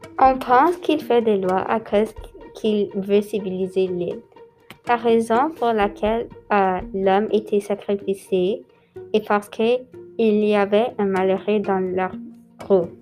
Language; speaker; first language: French; non-native, local second language; English